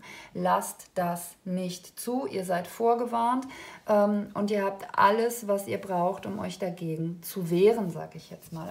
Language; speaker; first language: German; native; German